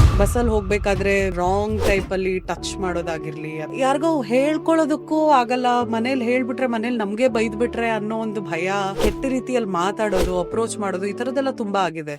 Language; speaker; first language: Kannada; native; Kannada